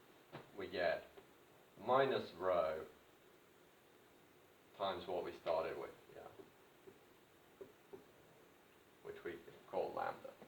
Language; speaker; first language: English; native; English